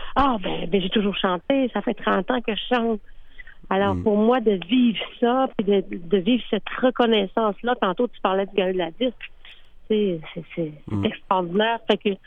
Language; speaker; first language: French; native; French